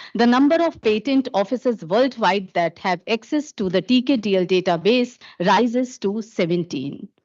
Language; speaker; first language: English; non-native, local second language; Hindi